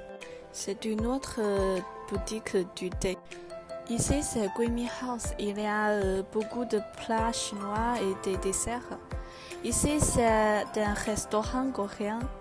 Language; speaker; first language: French; non-native, learner; Chinese